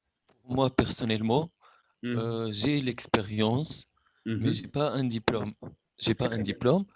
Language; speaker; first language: French; non-native, local second language; Arabic